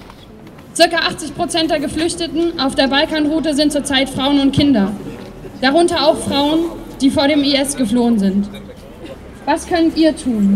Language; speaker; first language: German; native; German